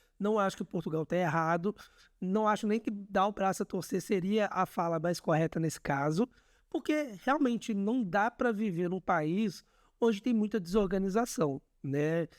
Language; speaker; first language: Portuguese; native; Portuguese